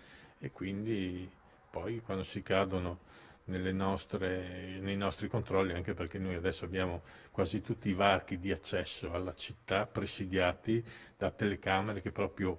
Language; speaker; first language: Italian; native; Italian